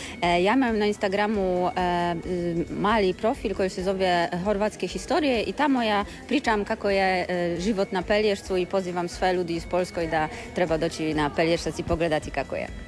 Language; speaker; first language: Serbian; non-native, learner; Polish